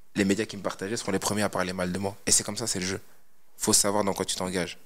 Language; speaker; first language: French; native; French